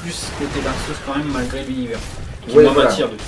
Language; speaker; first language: French; native; French